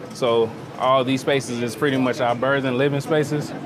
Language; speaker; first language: English; native; English